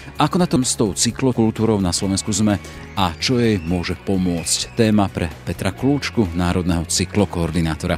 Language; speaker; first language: Slovak; native; Slovak